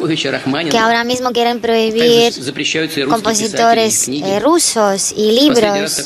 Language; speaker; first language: Spanish; non-native, learner; Russian